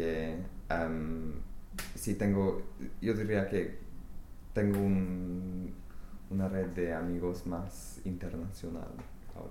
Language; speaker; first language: Spanish; non-native, fluent; English